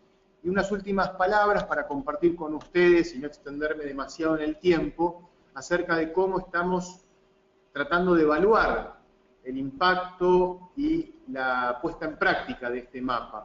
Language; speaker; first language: Spanish; native; Spanish